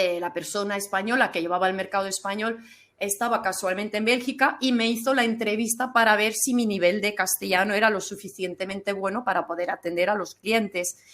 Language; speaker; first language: Spanish; non-native, fluent; German